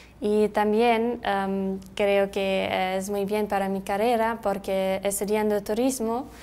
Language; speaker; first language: Spanish; non-native, fluent; German